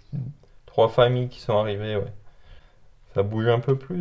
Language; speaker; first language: French; native; French